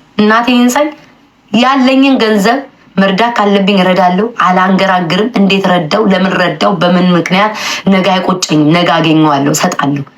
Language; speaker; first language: Amharic; native; Amharic